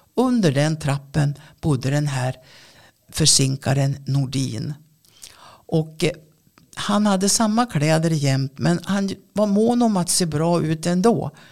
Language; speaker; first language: Swedish; native; Swedish